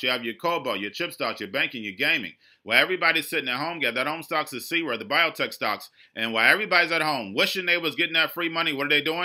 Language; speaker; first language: English; native; English